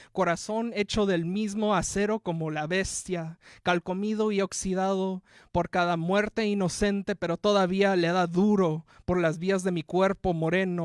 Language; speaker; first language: Spanish; early bilingual, heritage; Spanish